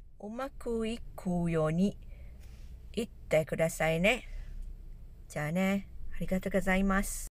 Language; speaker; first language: Japanese; non-native, learner; Malay